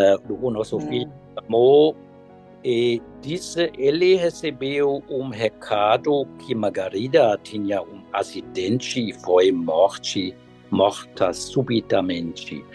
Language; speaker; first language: Portuguese; non-native, fluent; German